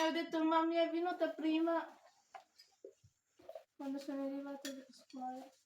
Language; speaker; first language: Italian; early bilingual, other home language; Cebuano